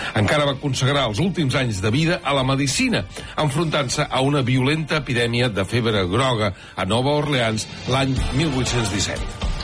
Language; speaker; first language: Catalan; native; Catalan